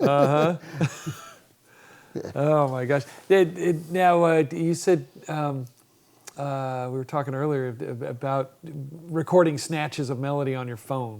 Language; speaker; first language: English; native; English